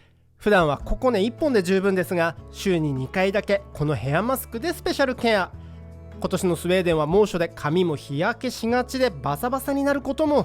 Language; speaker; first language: Japanese; native; Japanese